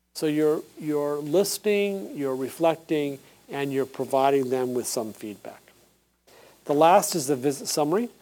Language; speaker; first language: English; native; English